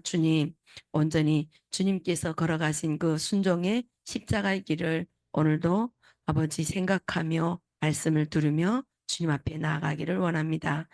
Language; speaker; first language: Korean; native; Korean